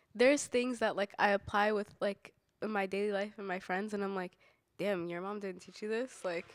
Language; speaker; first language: English; native; English